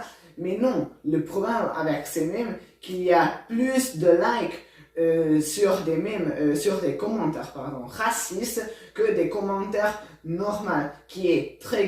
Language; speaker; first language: French; non-native, learner; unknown